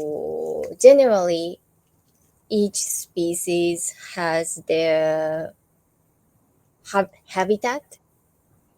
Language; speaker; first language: English; non-native, learner; Japanese